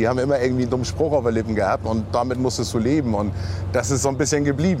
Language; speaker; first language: German; native; German